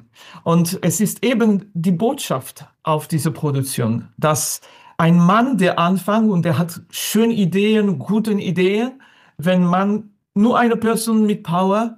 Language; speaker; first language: German; non-native, fluent; French